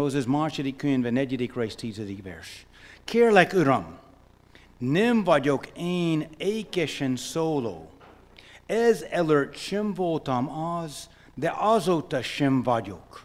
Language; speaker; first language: Hungarian; non-native, fluent; English